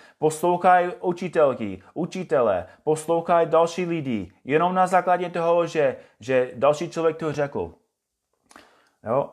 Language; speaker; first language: Czech; non-native, fluent; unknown